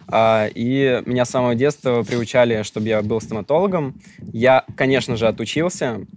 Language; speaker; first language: Russian; native; Russian